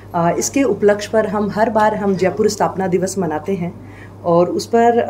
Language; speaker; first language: Hindi; native; Hindi